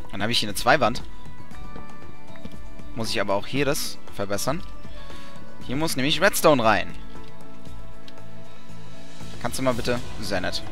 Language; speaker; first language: German; native; German